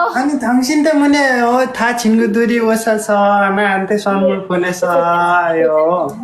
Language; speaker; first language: Korean; non-native, fluent; Nepali